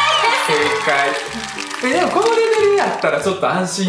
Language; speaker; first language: Japanese; early bilingual, other home language; Russian